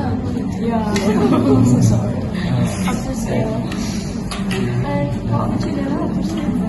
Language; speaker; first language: English; non-native, learner; Indonesian